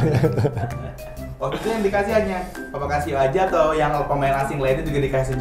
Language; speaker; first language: Indonesian; native; Indonesian